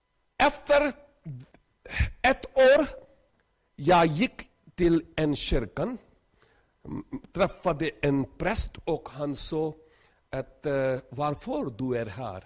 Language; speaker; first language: Swedish; non-native, learner; Urdu